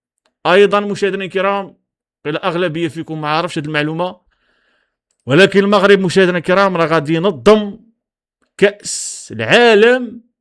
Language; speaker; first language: Arabic; native; Arabic